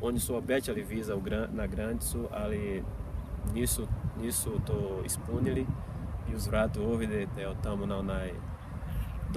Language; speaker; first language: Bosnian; non-native, fluent; Portuguese